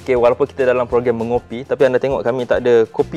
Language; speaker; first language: Malay; native; Malay